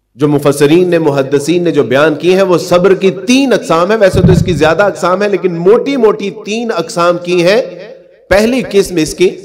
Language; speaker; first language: Urdu; non-native, local second language; Punjabi